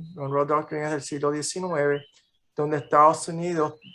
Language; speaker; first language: Spanish; native; Spanish